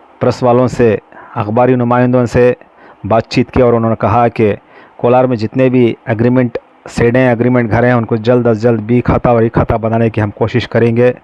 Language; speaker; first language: Urdu; native; Urdu